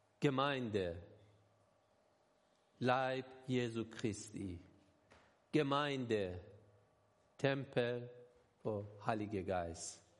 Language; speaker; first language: German; non-native, learner; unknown